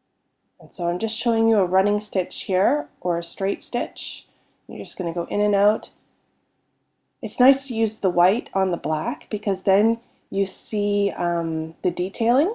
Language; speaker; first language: English; native; English